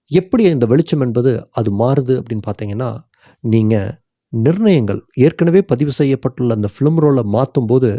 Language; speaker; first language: Tamil; native; Tamil